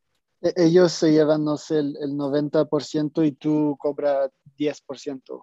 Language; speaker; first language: Spanish; non-native, fluent; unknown